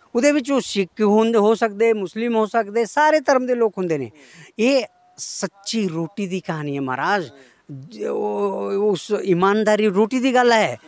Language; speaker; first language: Punjabi; non-native, local second language; Kannada